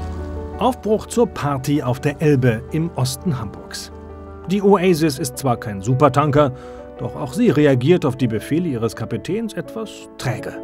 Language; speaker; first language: German; native; German